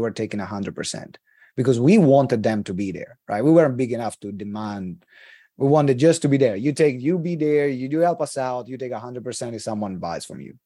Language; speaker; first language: English; non-native, fluent; Italian